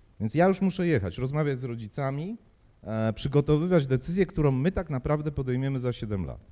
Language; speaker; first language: Polish; native; Polish